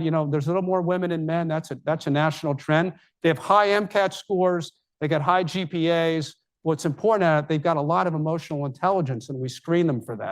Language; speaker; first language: English; native; English